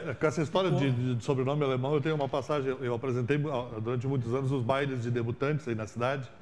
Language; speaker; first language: Portuguese; native; Portuguese